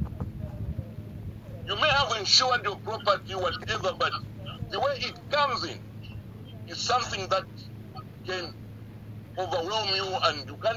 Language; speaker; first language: English; non-native, local second language; Bemba